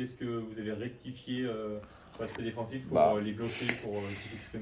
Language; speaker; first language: French; native; French